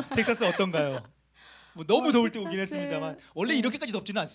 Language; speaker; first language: Korean; native; Korean